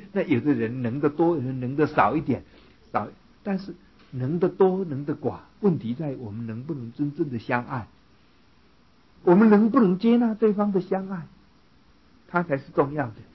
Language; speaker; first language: Chinese; native; Chinese